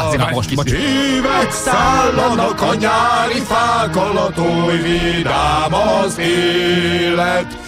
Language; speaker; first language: Hungarian; native; Hungarian